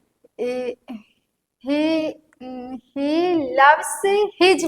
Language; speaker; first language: English; non-native, learner; Hindi